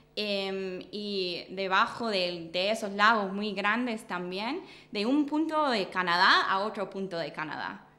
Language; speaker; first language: Spanish; non-native, fluent; English